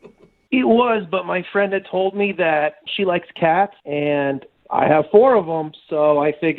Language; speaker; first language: English; native; English